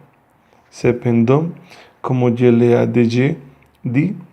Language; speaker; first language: French; non-native, learner; Spanish